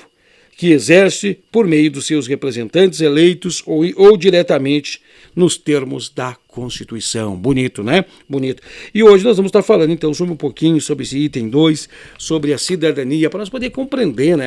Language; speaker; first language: Portuguese; native; Portuguese